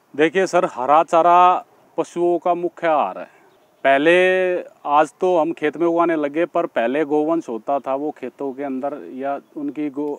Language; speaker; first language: Hindi; native; Hindi